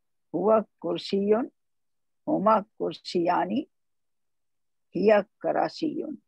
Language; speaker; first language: Arabic; non-native, learner; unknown